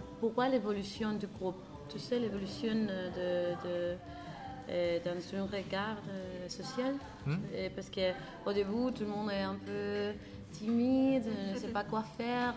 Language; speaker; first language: French; non-native, learner; Spanish